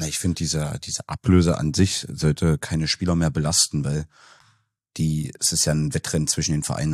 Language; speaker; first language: German; native; German